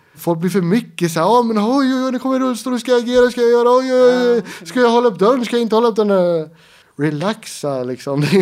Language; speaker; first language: Swedish; native; Swedish